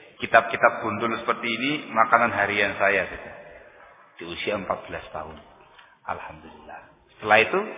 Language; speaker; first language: Indonesian; non-native, local second language; Javanese